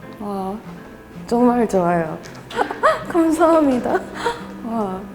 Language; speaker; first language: Korean; non-native, learner; English